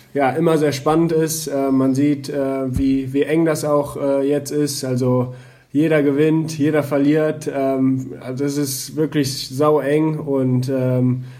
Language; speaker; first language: German; native; German